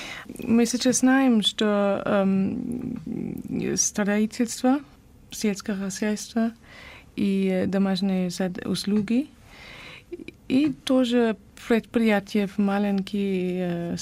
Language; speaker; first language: Russian; non-native, fluent; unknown